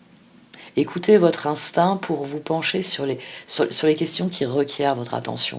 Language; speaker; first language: French; native; French